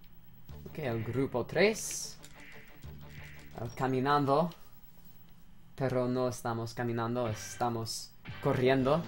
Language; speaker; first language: Spanish; non-native, learner; English